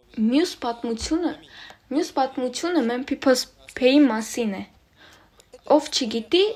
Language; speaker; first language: Armenian; non-native, local second language; Russian